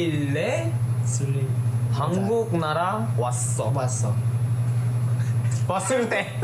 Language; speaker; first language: Korean; non-native, learner; Filipino